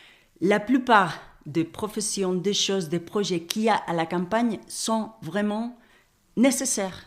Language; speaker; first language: French; non-native, fluent; Spanish